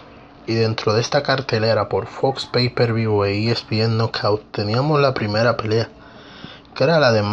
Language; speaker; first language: Spanish; native; Spanish